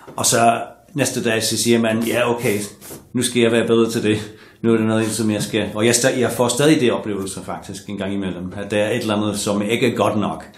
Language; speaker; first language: Danish; non-native, fluent; English